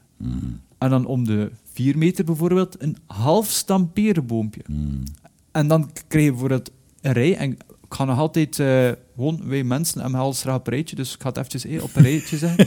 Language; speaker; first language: Dutch; native; Dutch